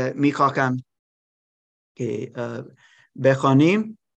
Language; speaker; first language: Persian; non-native, learner; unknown